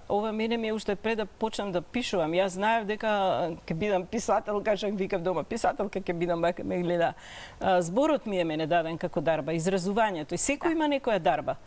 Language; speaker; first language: Macedonian; native; Macedonian